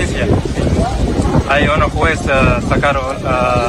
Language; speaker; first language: Spanish; non-native, learner; Arabic